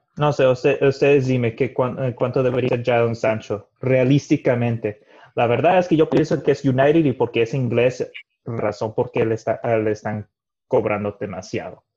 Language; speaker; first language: Spanish; early bilingual, heritage; Spanish